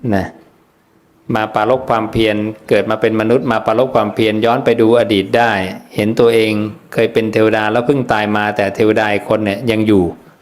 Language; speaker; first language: Thai; native; Thai